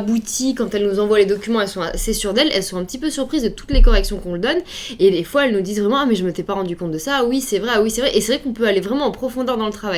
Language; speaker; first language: French; native; French